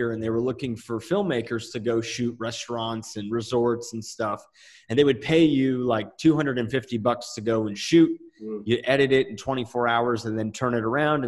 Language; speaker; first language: English; native; English